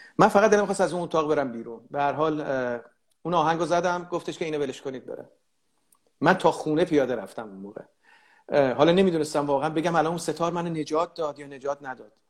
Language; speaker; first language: Persian; native; Persian